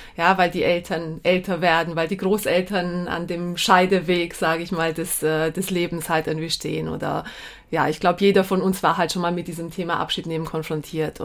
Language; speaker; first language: German; early bilingual, heritage; German